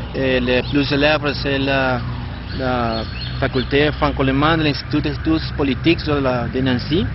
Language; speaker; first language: French; non-native, learner; Spanish